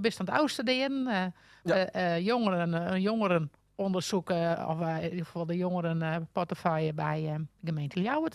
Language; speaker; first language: Dutch; non-native, local second language; Western Frisian